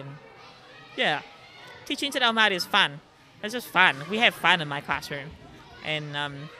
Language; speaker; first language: English; native; English